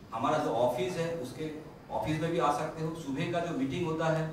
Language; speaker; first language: Hindi; non-native, local second language; Bangla